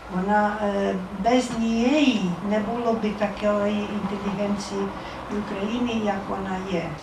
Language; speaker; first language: Ukrainian; non-native, fluent; Italian